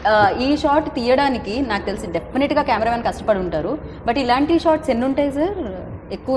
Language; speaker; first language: Telugu; native; Telugu